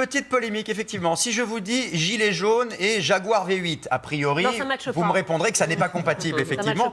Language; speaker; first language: French; native; French